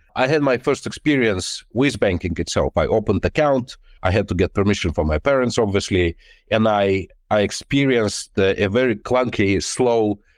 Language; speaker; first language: English; non-native, fluent; Lithuanian